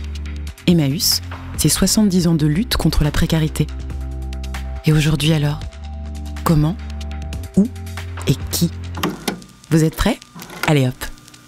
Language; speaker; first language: French; native; French